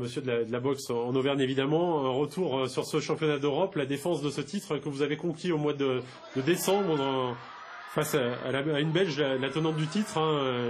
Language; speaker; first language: French; native; French